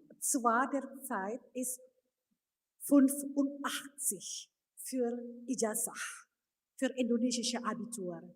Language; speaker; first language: German; non-native, fluent; Indonesian